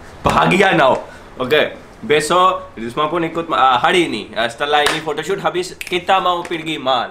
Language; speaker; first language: Indonesian; non-native, learner; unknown